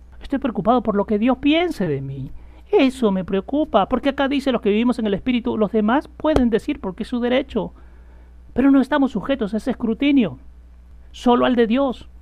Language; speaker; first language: Spanish; native; Spanish